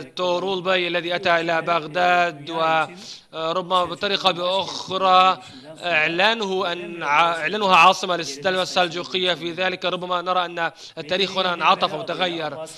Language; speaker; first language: Arabic; non-native, fluent; Turkish